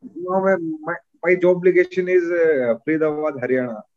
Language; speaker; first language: English; non-native, local second language; Hindi